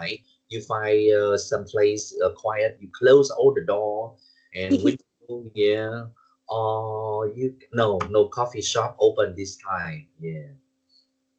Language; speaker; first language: English; non-native, learner; Vietnamese